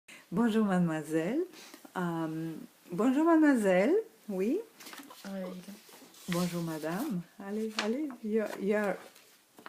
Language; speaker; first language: French; non-native, learner; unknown